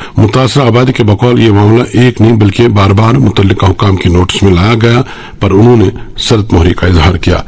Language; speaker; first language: Urdu; non-native, local second language; Kashmiri